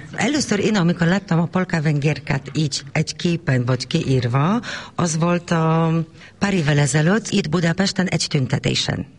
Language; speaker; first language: Hungarian; non-native, fluent; Polish